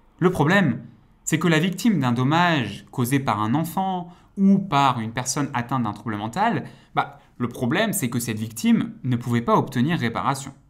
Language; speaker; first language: French; native; French